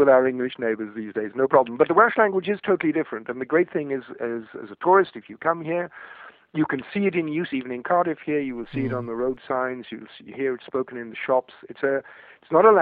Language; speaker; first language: English; non-native, local second language; Welsh